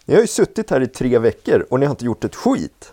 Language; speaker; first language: Swedish; native; Swedish